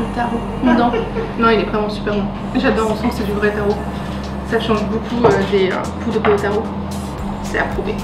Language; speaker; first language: French; native; French